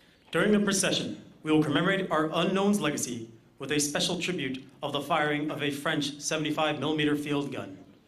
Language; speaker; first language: English; native; English